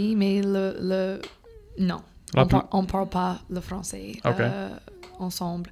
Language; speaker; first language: French; non-native, fluent; English